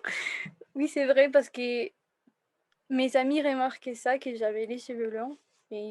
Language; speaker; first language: French; non-native, fluent; Spanish